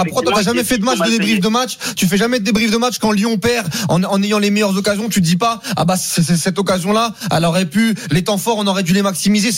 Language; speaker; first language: French; native; French